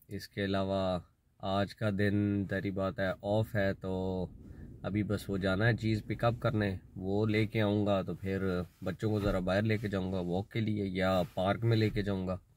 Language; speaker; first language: Urdu; non-native, local second language; Punjabi